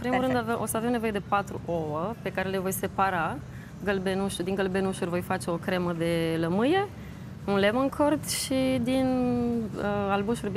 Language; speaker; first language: Romanian; native; Romanian